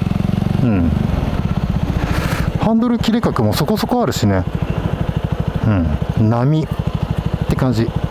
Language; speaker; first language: Japanese; native; Japanese